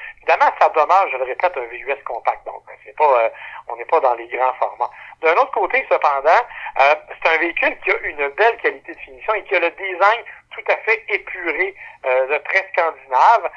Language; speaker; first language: French; native; French